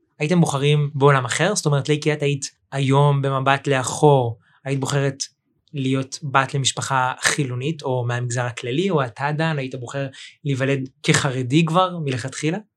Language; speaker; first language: Hebrew; native; Hebrew